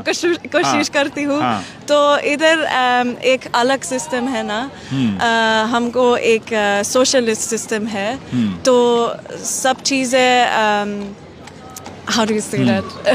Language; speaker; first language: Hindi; non-native, learner; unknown